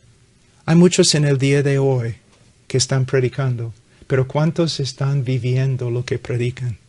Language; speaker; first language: Spanish; non-native, fluent; English